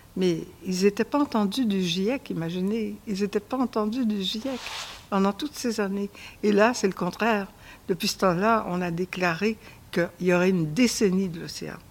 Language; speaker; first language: French; native; French